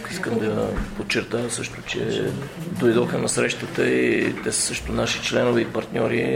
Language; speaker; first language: Bulgarian; native; Bulgarian